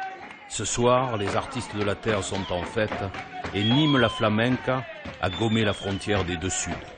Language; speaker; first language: French; native; French